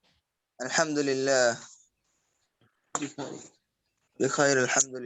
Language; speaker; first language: Arabic; non-native, learner; Bangla